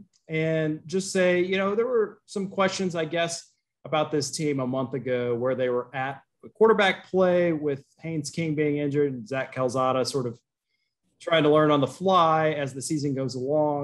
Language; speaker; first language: English; native; English